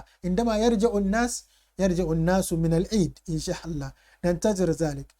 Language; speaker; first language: Arabic; non-native, fluent; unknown